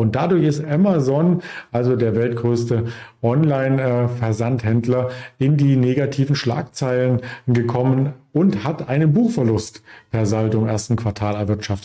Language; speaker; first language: German; native; German